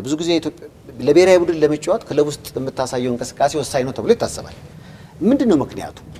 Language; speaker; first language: Amharic; native; Amharic